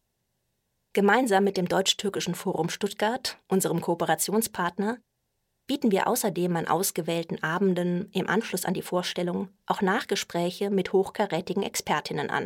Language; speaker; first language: German; native; German